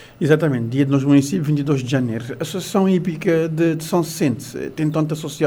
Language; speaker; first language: Portuguese; non-native, local second language; Kabuverdianu